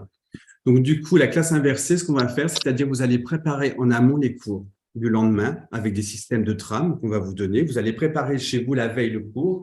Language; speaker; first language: French; native; French